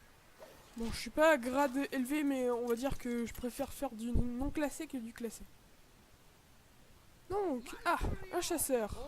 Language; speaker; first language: French; native; French